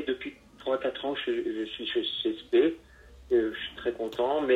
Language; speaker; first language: French; native; French